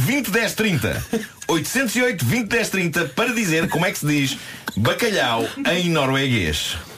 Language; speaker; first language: Portuguese; native; Portuguese